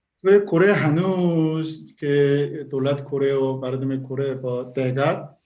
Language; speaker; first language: Persian; non-native, learner; Korean